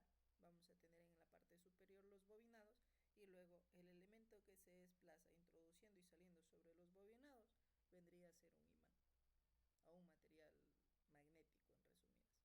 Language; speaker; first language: Spanish; native; Spanish